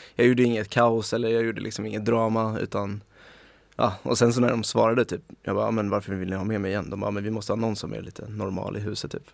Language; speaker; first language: Swedish; native; Swedish